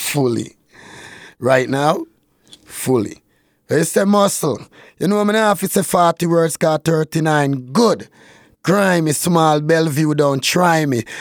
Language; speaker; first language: English; non-native, local second language; Jamaican Creole English